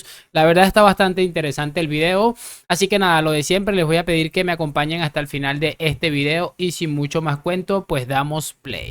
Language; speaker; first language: Spanish; native; Spanish